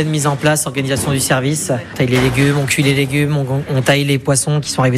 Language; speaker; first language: French; native; French